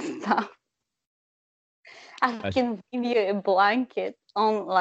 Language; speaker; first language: English; non-native, fluent; Russian